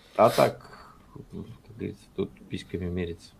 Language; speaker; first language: Russian; native; Russian